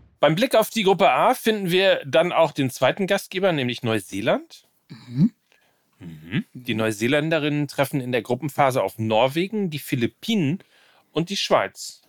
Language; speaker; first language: German; native; German